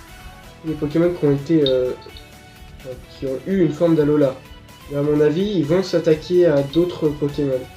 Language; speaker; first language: French; native; French